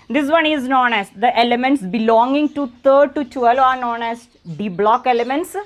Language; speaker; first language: English; non-native, local second language; Malayalam